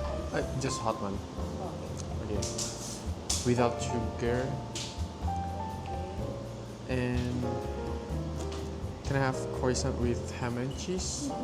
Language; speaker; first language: English; non-native, learner; Indonesian